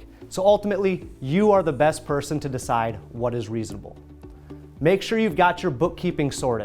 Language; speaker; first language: English; native; English